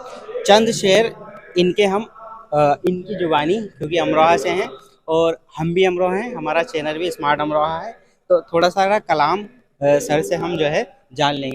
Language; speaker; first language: Hindi; native; Hindi